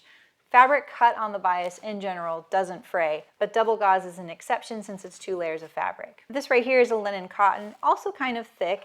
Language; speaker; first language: English; native; English